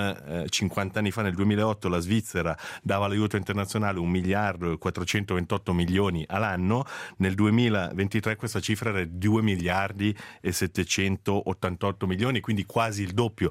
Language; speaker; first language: Italian; native; Italian